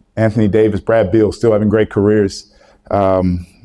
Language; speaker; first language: English; native; English